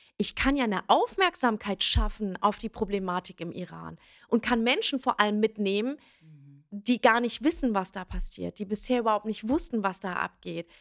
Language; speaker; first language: German; early bilingual, other home language; Persian